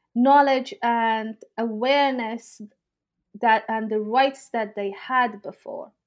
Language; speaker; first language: English; non-native, fluent; Persian